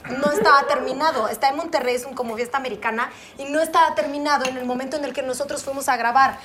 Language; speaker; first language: Spanish; non-native, fluent; Russian